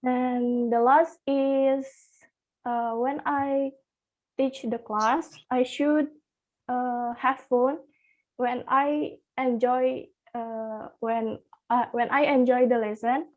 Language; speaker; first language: English; non-native, learner; Indonesian